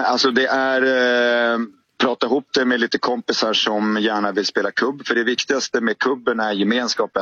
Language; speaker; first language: Swedish; native; Swedish